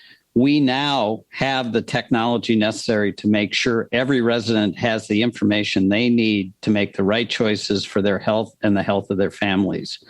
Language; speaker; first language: English; native; English